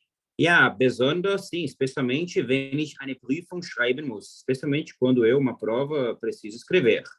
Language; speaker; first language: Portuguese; non-native, fluent; German